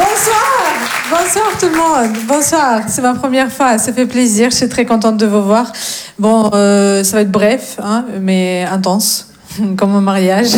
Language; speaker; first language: French; non-native, fluent; Russian